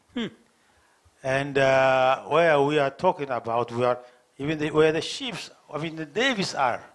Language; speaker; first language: English; non-native, learner; Somali